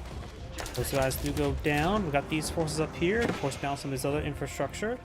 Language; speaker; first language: English; native; English